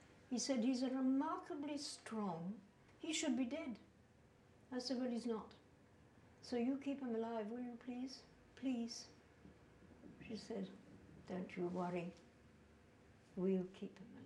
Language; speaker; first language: English; native; English